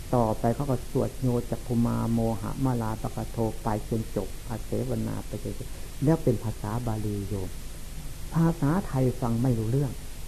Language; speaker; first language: Thai; non-native, local second language; Lao